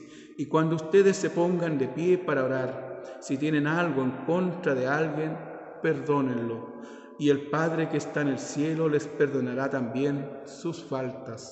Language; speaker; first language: Spanish; native; Spanish